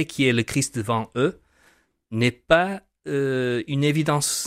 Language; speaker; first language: French; non-native, fluent; Portuguese